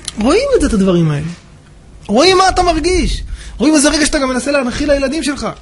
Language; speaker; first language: Hebrew; native; Hebrew